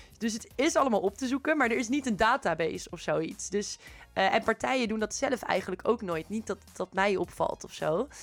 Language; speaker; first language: Dutch; native; Dutch